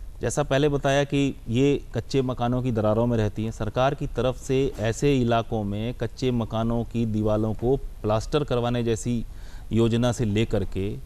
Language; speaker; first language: Hindi; native; Hindi